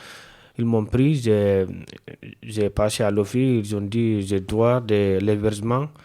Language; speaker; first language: French; non-native, learner; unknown